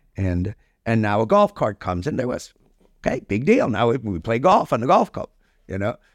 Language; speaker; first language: English; native; English